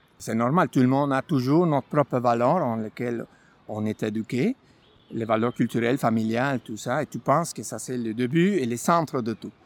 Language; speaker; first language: French; non-native, fluent; Spanish